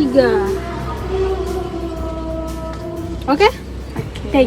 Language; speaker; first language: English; non-native, learner; Indonesian